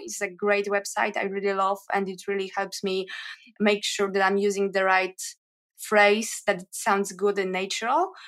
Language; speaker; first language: English; non-native, fluent; Polish